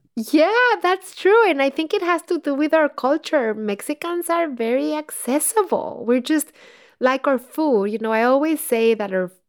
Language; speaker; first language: English; non-native, fluent; Spanish